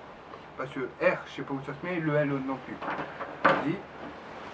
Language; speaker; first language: French; native; French